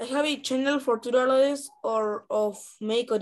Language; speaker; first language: English; non-native, learner; Spanish